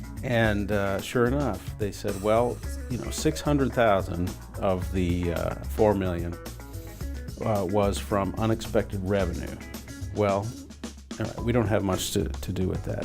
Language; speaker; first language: English; native; English